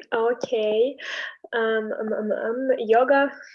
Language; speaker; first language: English; non-native, learner; Russian